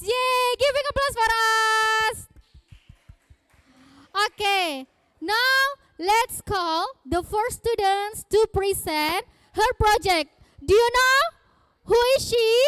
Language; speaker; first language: English; non-native, fluent; Indonesian